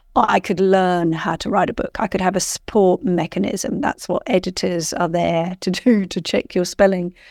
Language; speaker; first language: English; native; English